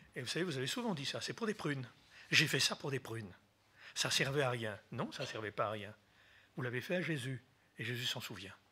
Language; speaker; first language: French; native; French